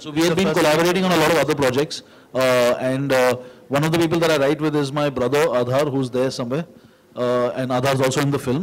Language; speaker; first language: English; non-native, local second language; Hindi